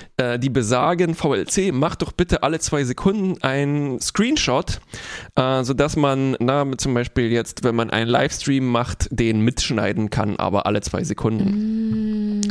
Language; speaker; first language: German; non-native, fluent; Polish